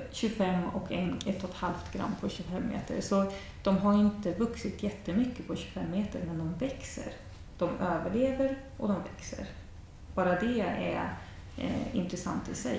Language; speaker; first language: Swedish; native; Swedish